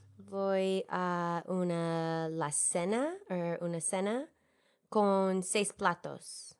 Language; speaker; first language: Spanish; non-native, learner; English